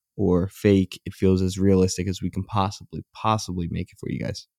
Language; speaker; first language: English; native; English